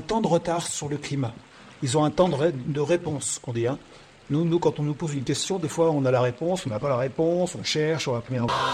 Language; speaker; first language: French; native; French